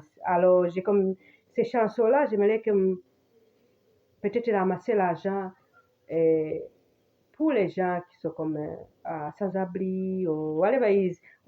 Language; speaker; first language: French; non-native, fluent; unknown